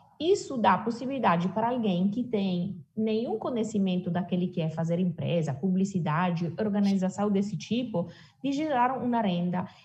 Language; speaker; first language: Portuguese; non-native, fluent; Italian